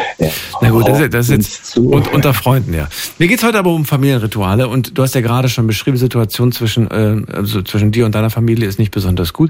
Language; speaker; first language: German; native; German